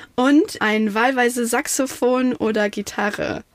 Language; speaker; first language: German; non-native, local second language; Russian